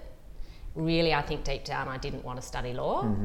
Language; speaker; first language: English; native; English